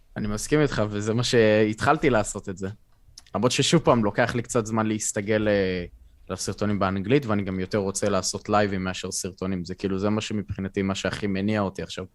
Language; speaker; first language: Hebrew; native; Hebrew